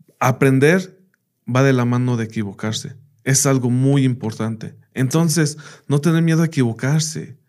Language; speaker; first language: Spanish; early bilingual, heritage; Spanish